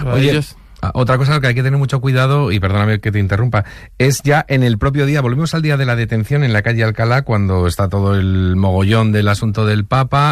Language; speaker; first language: Spanish; native; Spanish